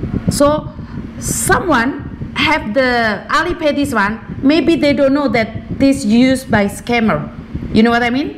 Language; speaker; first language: English; non-native, learner; Javanese